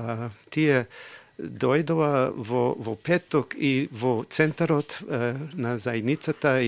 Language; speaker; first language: Macedonian; non-native, fluent; English